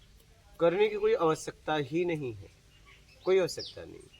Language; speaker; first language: Hindi; native; Hindi